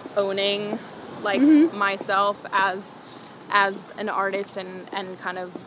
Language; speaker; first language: English; early bilingual, other home language; Spanish